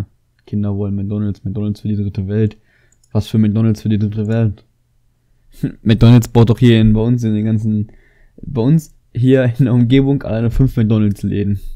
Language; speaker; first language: German; native; German